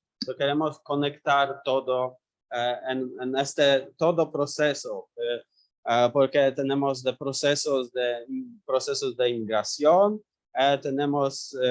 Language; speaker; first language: Spanish; non-native, learner; Polish